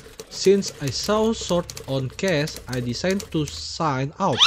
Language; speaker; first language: English; non-native, learner; Indonesian